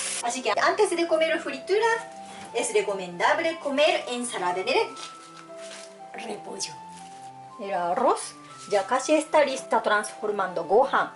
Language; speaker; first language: Spanish; non-native, fluent; Japanese